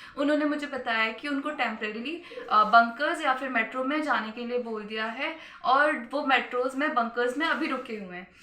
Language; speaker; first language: Hindi; native; Hindi